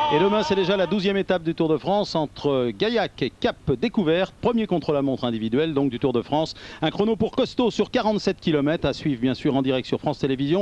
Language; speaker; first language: French; native; French